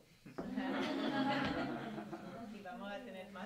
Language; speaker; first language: Spanish; early bilingual, heritage; Spanish